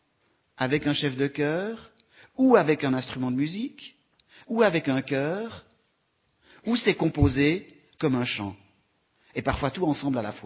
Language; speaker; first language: French; native; French